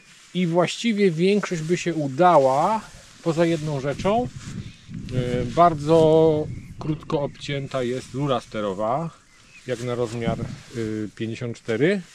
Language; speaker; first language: Polish; native; Polish